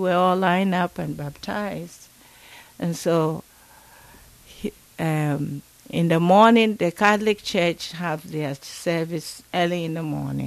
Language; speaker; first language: English; non-native, local second language; Akan